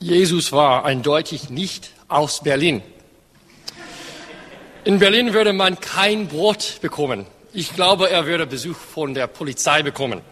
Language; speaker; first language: German; non-native, fluent; English